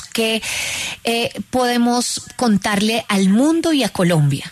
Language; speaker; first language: Spanish; native; Spanish